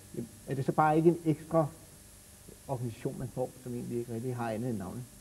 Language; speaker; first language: Danish; native; Danish